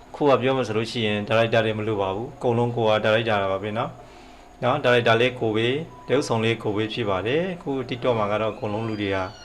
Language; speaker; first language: Burmese; native; Burmese